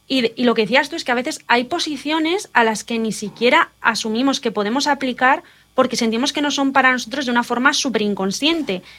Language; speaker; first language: Spanish; native; Spanish